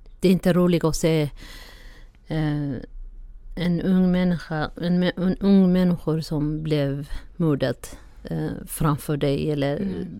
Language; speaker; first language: Swedish; non-native, fluent; Somali